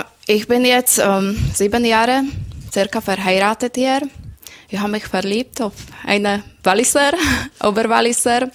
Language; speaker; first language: German; non-native, learner; Slovak